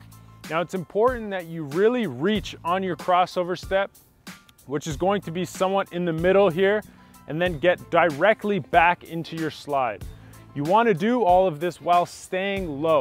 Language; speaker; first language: English; native; English